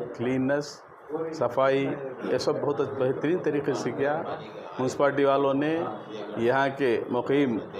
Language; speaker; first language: Urdu; native; Urdu